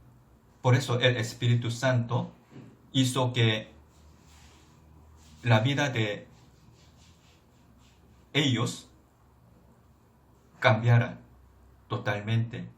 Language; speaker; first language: Spanish; non-native, fluent; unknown